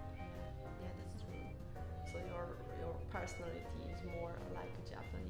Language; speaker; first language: English; non-native, fluent; Japanese